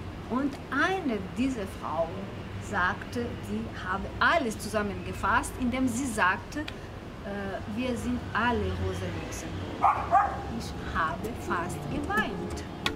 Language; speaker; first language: German; non-native, fluent; Portuguese